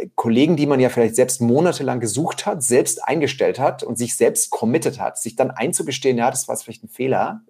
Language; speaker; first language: German; native; German